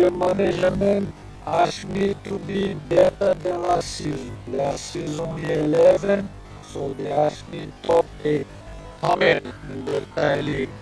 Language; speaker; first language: English; non-native, learner; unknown